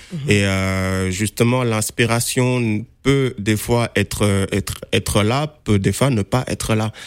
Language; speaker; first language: French; non-native, local second language; Wolof